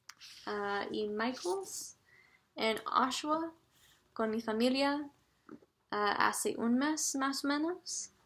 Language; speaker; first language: Spanish; non-native, learner; English